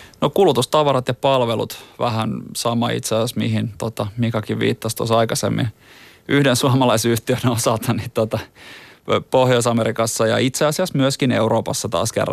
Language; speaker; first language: Finnish; native; Finnish